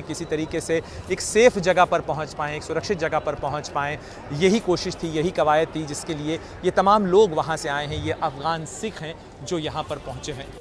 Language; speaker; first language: Hindi; native; Hindi